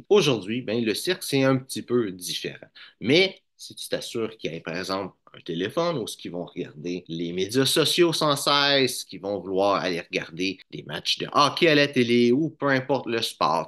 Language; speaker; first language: French; native; French